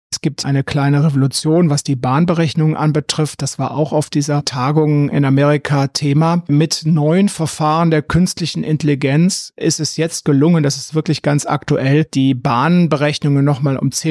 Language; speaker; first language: German; native; German